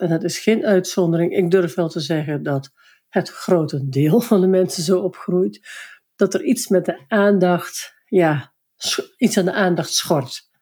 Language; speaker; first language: Dutch; native; Dutch